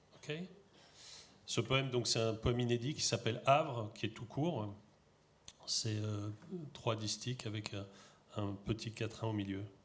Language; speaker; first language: French; native; French